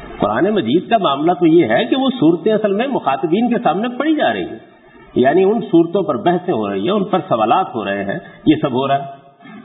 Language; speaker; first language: Urdu; non-native, local second language; Punjabi